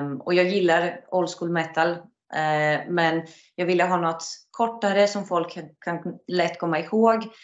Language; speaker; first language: Swedish; non-native, fluent; Greek